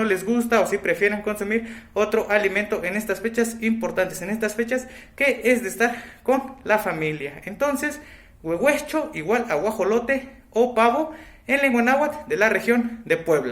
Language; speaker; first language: Spanish; native; Spanish